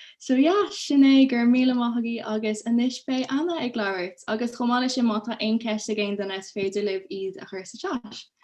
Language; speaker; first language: Irish; native; Irish